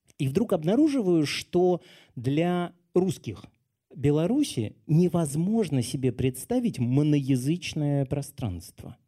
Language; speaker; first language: Russian; native; Russian